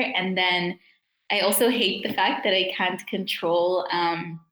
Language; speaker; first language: English; native; English